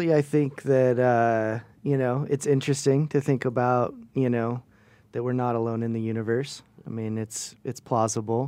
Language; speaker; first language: English; native; English